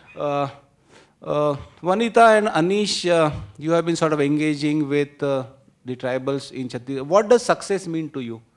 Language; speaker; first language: English; non-native, local second language; Marathi